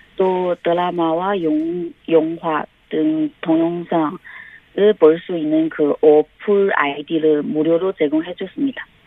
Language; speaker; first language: Korean; non-native, fluent; Chinese